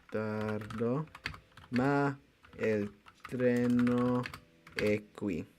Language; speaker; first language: Italian; non-native, learner; English